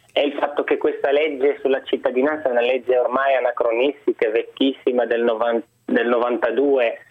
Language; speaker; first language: Italian; early bilingual, other home language; Arabic